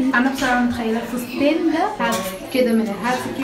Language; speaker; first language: Arabic; native; Arabic